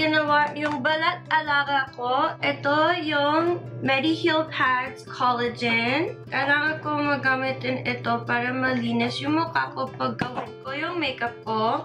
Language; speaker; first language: Filipino; non-native, learner; English